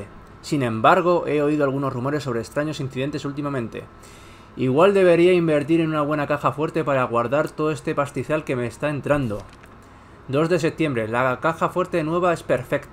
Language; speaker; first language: Spanish; native; Spanish